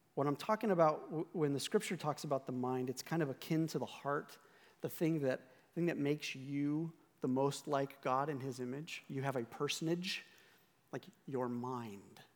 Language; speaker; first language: English; native; English